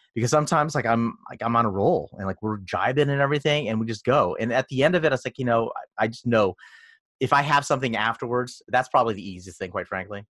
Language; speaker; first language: English; early bilingual, other home language; Filipino